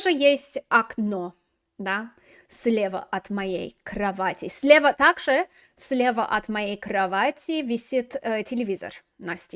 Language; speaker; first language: Russian; non-native, fluent; English